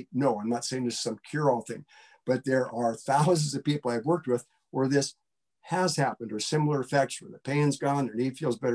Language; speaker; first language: English; native; English